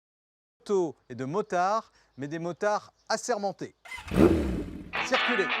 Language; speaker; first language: French; native; French